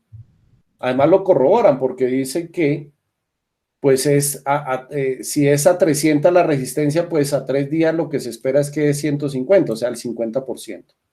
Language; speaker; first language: Spanish; native; Spanish